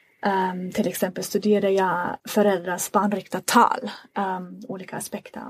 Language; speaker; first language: Swedish; non-native, fluent; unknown